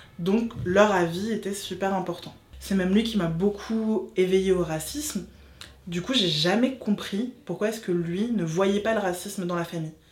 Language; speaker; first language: French; native; French